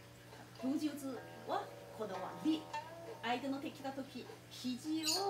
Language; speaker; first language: Japanese; non-native, fluent; Chinese